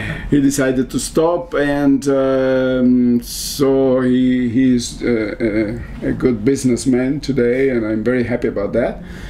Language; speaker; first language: English; non-native, fluent; Spanish